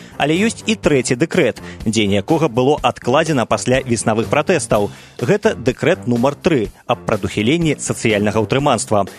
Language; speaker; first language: Belarusian; native; Belarusian